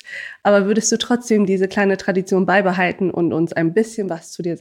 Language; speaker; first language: German; native; German